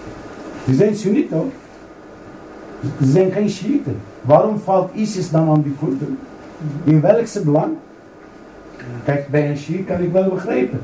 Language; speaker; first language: Dutch; non-native, learner; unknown